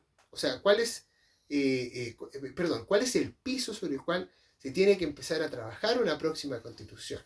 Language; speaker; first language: Spanish; native; Spanish